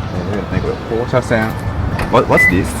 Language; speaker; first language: English; non-native, learner; Japanese